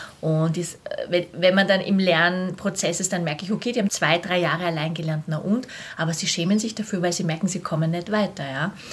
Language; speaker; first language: German; native; German